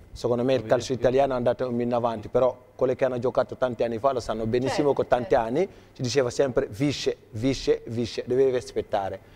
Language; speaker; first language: Italian; non-native, fluent; Wolof